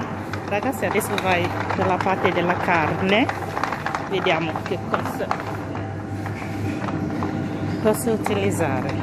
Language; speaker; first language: Italian; non-native, learner; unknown